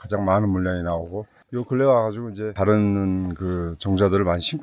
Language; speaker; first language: Korean; early bilingual, heritage; Korean